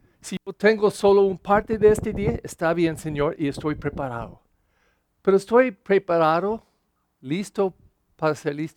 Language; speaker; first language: Spanish; non-native, learner; English